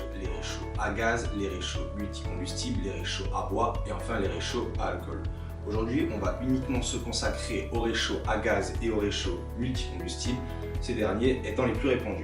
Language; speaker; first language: French; native; French